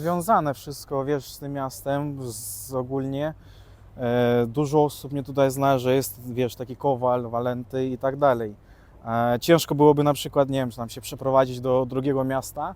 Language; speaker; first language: Polish; early bilingual, other home language; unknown